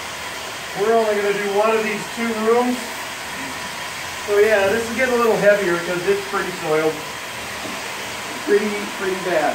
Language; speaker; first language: English; native; English